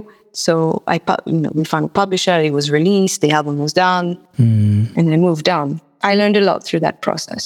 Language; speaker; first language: English; non-native, fluent; Morisyen